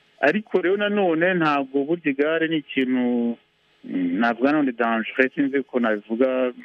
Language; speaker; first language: Kinyarwanda; early bilingual, heritage; Kinyarwanda